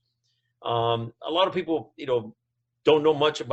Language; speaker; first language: English; non-native, fluent; Spanish